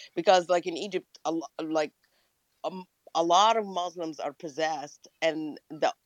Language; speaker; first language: English; non-native, fluent; Arabic